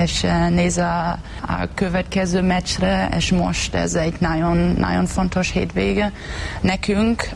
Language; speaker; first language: Hungarian; non-native, learner; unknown